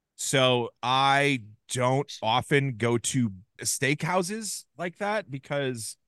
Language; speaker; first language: English; native; English